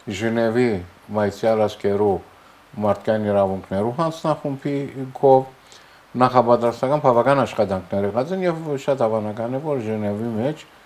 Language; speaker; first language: Armenian; early bilingual, heritage; Armenian